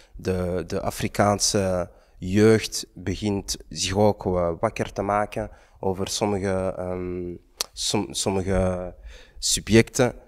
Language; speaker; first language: Dutch; early bilingual, other home language; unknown